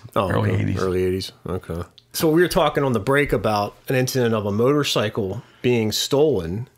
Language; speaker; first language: English; native; English